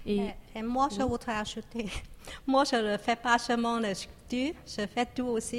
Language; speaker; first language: French; non-native, learner; Chinese